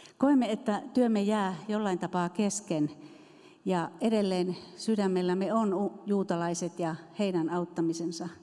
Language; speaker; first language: Finnish; native; Finnish